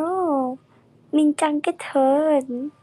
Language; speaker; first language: Vietnamese; non-native, learner; Indonesian